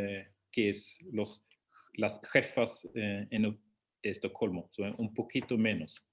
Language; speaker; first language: Spanish; non-native, fluent; Swedish